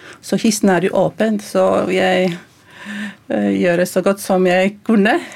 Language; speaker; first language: Norwegian; non-native, fluent; Latvian